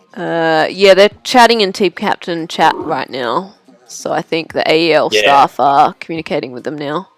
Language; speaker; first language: English; native; English